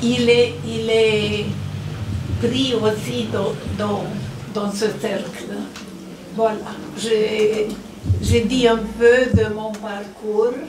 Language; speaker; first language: French; non-native, fluent; Romanian